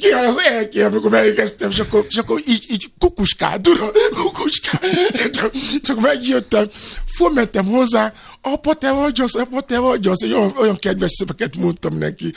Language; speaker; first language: Hungarian; non-native, fluent; Yoruba